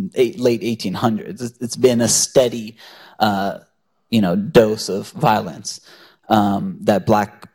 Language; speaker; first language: English; native; English